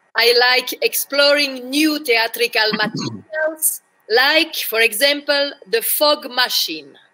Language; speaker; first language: English; non-native, learner; French